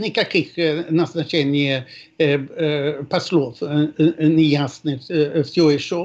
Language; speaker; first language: Russian; non-native, fluent; Swedish